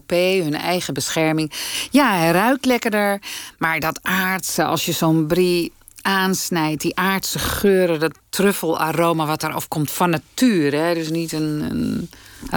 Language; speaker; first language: Dutch; native; Dutch